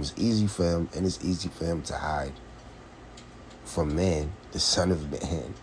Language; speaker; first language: English; native; English